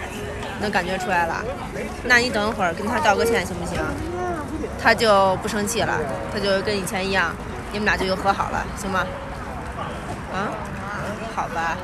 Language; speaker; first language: Chinese; native; Chinese